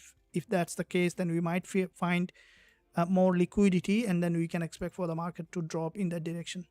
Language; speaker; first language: English; non-native, fluent; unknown